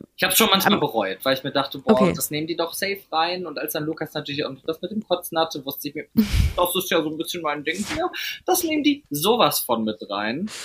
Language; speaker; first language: German; native; German